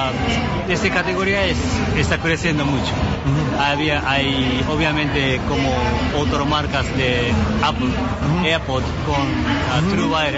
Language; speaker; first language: Spanish; non-native, learner; Japanese